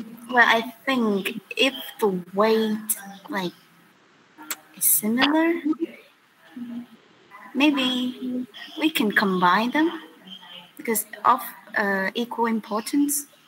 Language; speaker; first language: English; non-native, fluent; Vietnamese